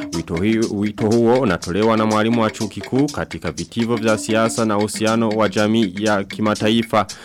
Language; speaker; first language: Swahili; non-native, local second language; Rundi